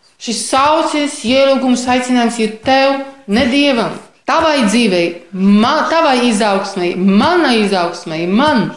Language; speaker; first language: Latvian; non-native, fluent; Polish